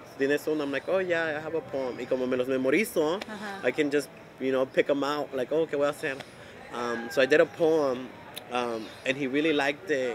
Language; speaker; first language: English; early bilingual, other home language; Spanish